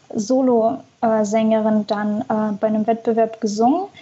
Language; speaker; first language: German; early bilingual, other home language; Russian